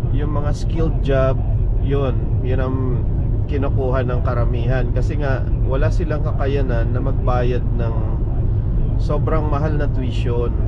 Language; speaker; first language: Filipino; native; Filipino